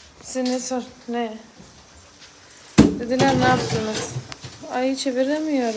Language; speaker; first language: Turkish; non-native, learner; Arabic